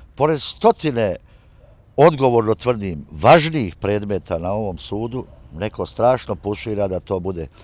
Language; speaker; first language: Croatian; native; Croatian